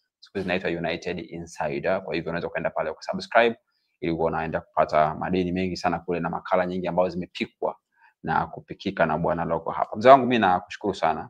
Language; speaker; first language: Swahili; native; Swahili